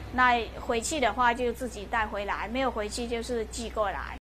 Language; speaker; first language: Chinese; native; Chinese